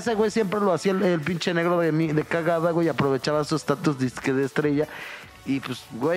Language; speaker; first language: Spanish; native; Spanish